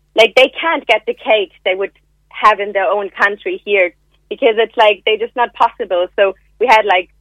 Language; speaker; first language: English; non-native, fluent; German